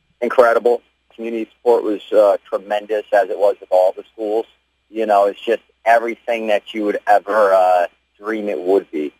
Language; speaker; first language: English; native; English